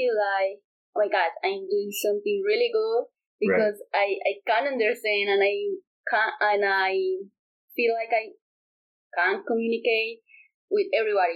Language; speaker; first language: English; non-native, fluent; Spanish